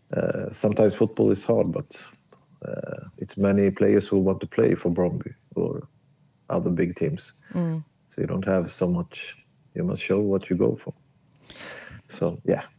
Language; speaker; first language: English; non-native, learner; Swedish